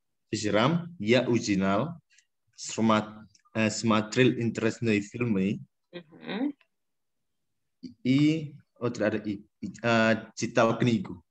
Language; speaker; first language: Russian; non-native, learner; Indonesian